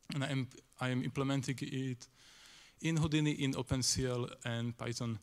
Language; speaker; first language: English; non-native, fluent; Slovak